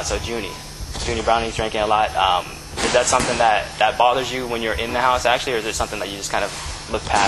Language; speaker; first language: English; native; English